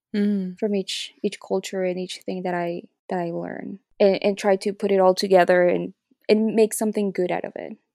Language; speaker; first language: English; early bilingual, other home language; Spanish